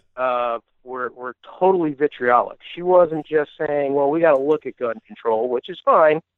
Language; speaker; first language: English; native; English